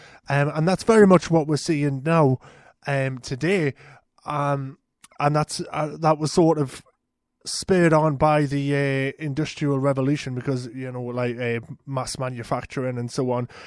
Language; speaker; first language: English; native; English